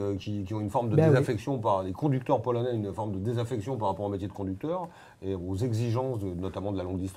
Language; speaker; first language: French; native; French